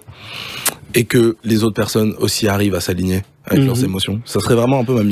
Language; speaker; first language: French; native; French